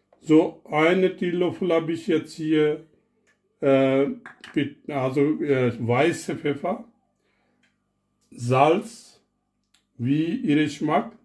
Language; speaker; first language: German; non-native, learner; Urdu